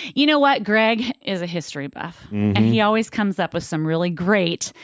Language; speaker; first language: English; native; English